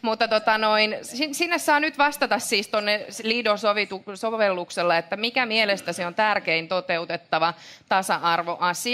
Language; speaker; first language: Finnish; native; Finnish